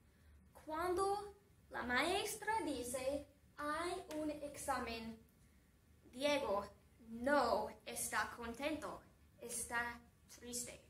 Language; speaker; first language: Spanish; non-native, fluent; English